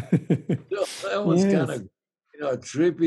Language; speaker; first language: English; non-native, fluent; Italian